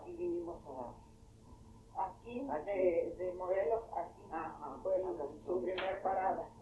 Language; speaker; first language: Spanish; early bilingual, heritage; Spanish